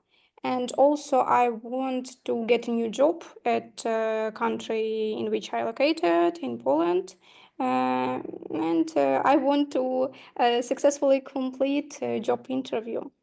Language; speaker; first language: English; non-native, learner; Ukrainian